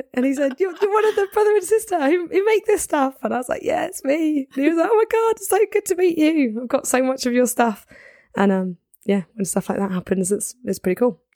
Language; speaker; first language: English; native; English